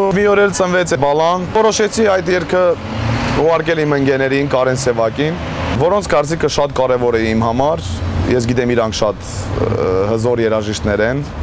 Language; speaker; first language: Armenian; early bilingual, heritage; Armenian